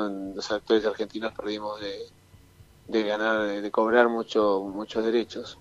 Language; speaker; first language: Spanish; native; Spanish